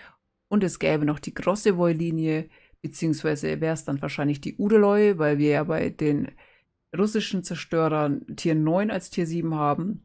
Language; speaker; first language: German; native; German